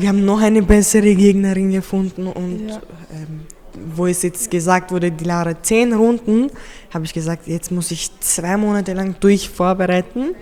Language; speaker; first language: German; early bilingual, other home language; Turkish